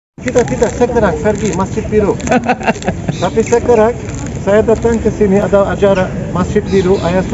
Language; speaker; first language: Indonesian; non-native, learner; Turkish